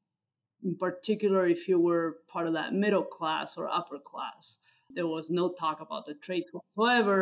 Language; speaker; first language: English; non-native, fluent; Spanish